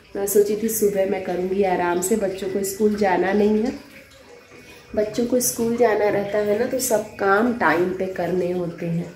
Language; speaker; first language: Hindi; native; Hindi